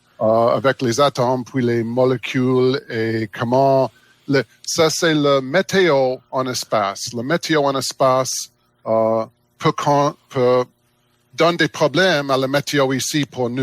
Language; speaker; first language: French; non-native, learner; English